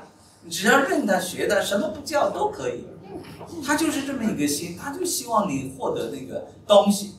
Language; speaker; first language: Chinese; native; Chinese